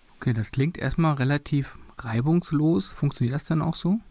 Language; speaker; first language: German; native; German